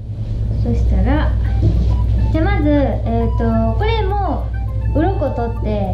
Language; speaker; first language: Japanese; native; Japanese